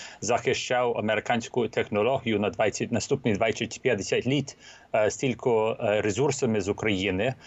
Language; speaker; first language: Ukrainian; early bilingual, heritage; Ukrainian